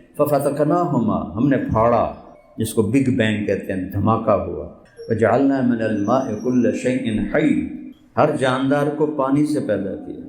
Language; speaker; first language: Urdu; non-native, local second language; Punjabi